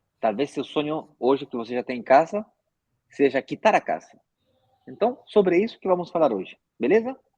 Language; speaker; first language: Portuguese; non-native, fluent; Spanish